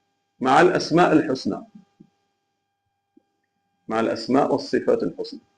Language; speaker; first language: Arabic; non-native, fluent; Malay